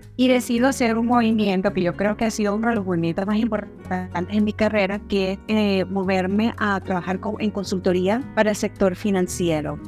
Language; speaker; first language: Spanish; native; Spanish